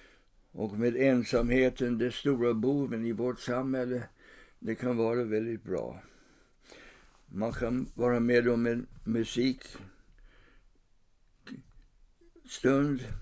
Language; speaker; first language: Swedish; non-native, fluent; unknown